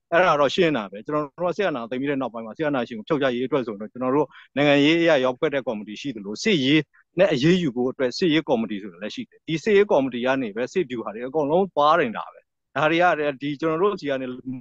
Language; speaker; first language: Burmese; non-native, local second language; S'gaw Karen